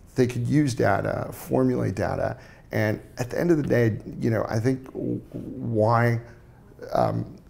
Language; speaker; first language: English; native; English